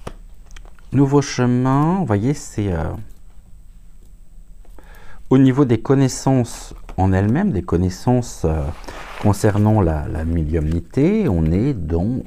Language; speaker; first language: French; native; French